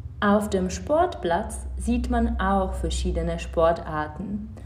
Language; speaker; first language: German; non-native, fluent; Czech